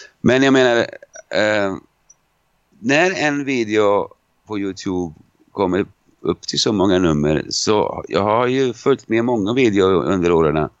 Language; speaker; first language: Swedish; non-native, fluent; Italian